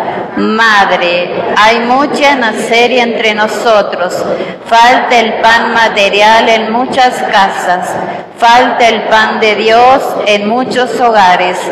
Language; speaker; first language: Spanish; native; Spanish